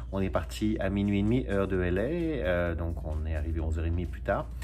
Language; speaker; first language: French; native; French